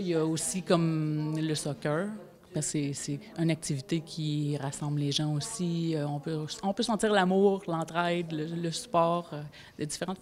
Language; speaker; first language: French; native; French